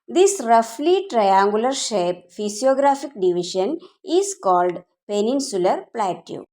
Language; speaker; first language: English; non-native, local second language; Malayalam